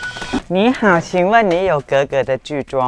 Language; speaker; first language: Chinese; non-native, learner; Thai